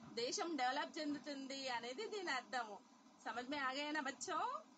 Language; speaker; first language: Hindi; non-native, local second language; Telugu